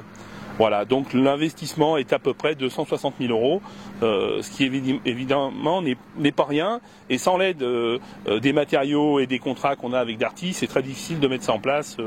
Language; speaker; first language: French; native; French